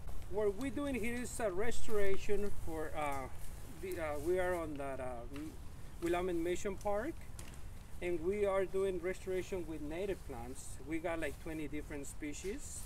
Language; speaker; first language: English; non-native, fluent; Spanish